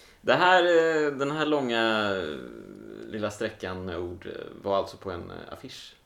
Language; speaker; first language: Swedish; native; Swedish